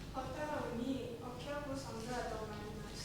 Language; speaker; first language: Japanese; non-native, learner; Indonesian